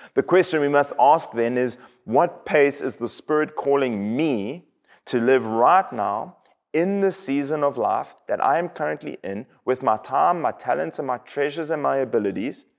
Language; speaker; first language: English; native; English